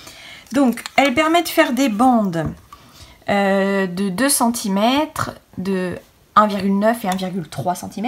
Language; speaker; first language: French; native; French